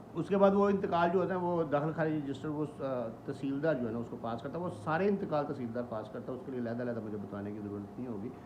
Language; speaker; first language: Urdu; non-native, local second language; Punjabi